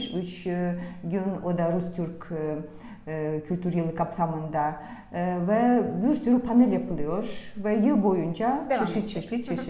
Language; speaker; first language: Turkish; non-native, fluent; Russian